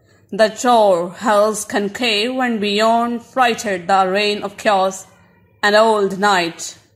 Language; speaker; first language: English; non-native, local second language; Urdu